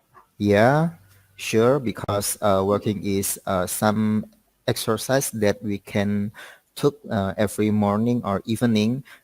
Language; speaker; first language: English; non-native, learner; Indonesian